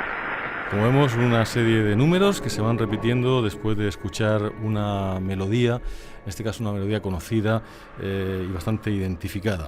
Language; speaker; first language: Spanish; native; Spanish